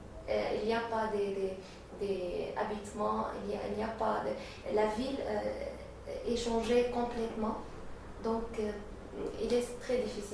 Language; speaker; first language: French; non-native, learner; Arabic